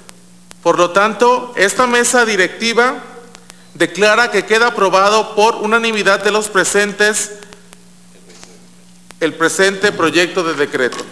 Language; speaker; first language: Spanish; native; Spanish